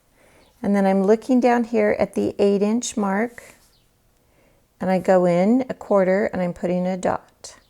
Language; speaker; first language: English; native; English